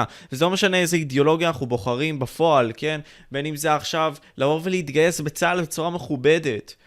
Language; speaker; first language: Hebrew; native; Hebrew